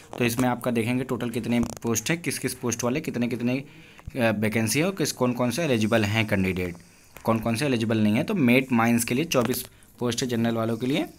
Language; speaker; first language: Hindi; native; Hindi